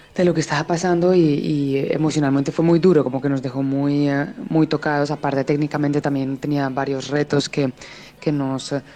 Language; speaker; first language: Spanish; native; Spanish